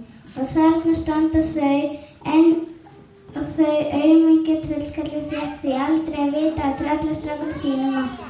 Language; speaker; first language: Icelandic; native; Icelandic